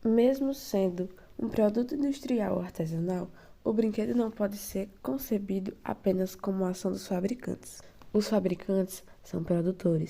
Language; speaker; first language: Portuguese; native; Portuguese